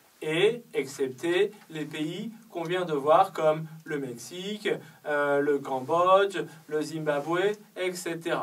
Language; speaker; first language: French; non-native, fluent; Chinese